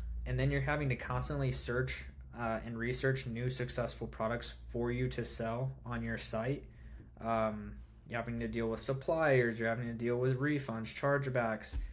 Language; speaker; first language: English; native; English